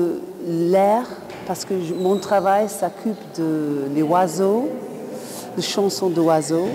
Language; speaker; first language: French; non-native, fluent; English